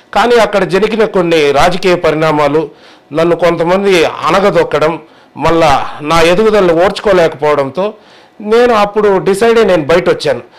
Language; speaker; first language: Telugu; native; Telugu